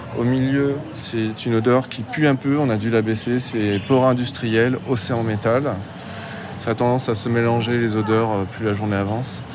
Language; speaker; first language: French; native; French